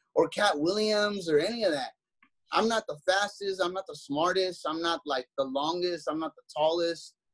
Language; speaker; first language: English; native; English